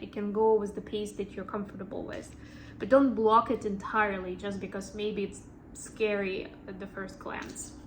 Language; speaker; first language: English; non-native, fluent; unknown